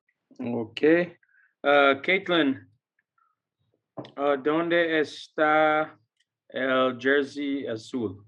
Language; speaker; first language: Spanish; non-native, learner; English